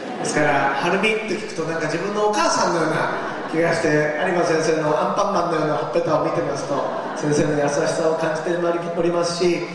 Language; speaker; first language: Japanese; native; Japanese